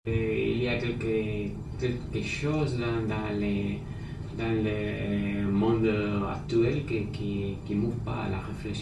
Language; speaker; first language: French; non-native, fluent; Spanish